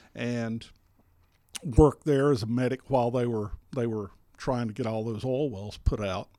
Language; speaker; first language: English; native; English